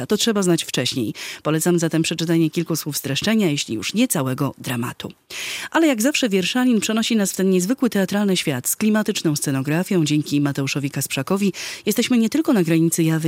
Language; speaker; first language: Polish; native; Polish